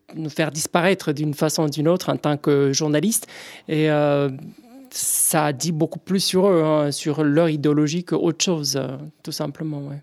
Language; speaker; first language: French; non-native, fluent; Romanian